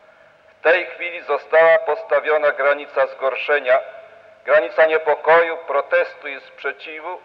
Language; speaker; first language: Polish; native; Polish